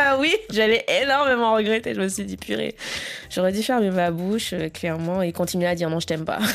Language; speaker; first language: French; native; French